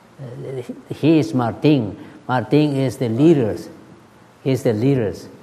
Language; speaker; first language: English; non-native, learner; Spanish